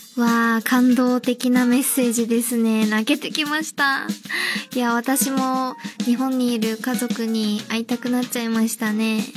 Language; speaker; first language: Japanese; native; Japanese